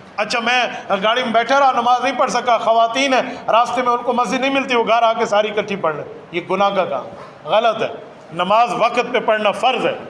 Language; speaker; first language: Urdu; non-native, local second language; Saraiki